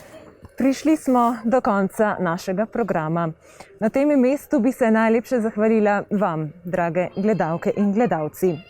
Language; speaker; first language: Slovenian; native; Slovenian